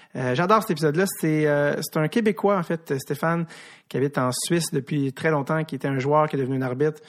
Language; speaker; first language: French; native; French